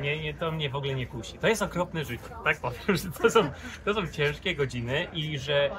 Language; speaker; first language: Polish; early bilingual, heritage; English